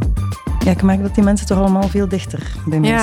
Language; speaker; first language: Dutch; native; Dutch